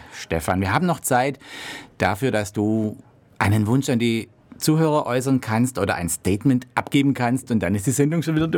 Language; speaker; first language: German; native; German